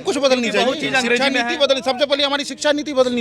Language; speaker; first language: Hindi; native; Hindi